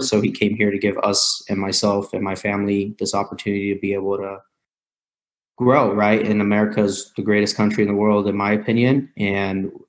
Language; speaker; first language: English; native; English